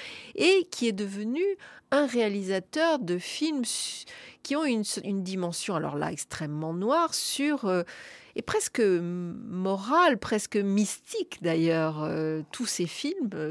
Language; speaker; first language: French; native; French